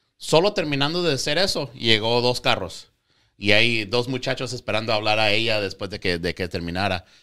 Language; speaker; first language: Spanish; early bilingual, heritage; Spanish